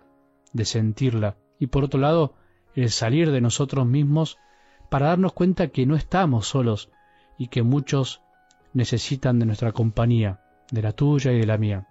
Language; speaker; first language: Spanish; native; Spanish